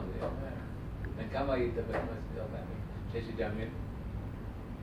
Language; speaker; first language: Hebrew; non-native, fluent; English